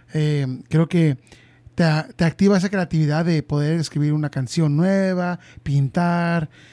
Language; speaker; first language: Spanish; early bilingual, heritage; Spanish